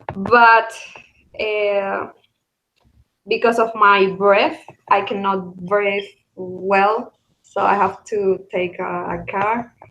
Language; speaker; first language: English; non-native, learner; Spanish